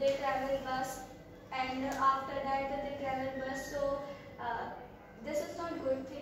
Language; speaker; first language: English; non-native, learner; Hindi